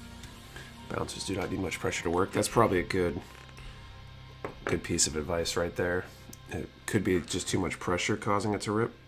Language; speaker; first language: English; native; English